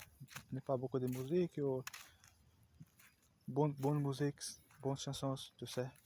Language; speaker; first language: French; non-native, learner; Portuguese